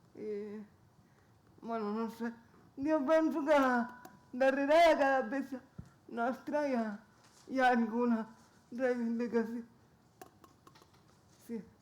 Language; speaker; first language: Catalan; non-native, local second language; Spanish